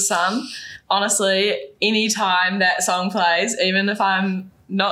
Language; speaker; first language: English; native; English